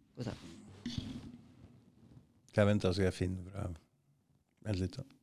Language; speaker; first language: Norwegian; native; Norwegian